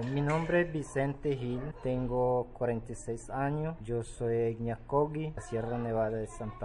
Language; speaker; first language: Spanish; non-native, local second language; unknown